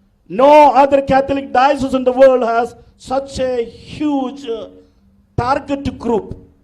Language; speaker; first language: English; non-native, local second language; Malayalam